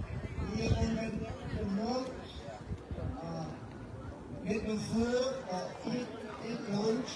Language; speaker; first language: English; non-native, learner; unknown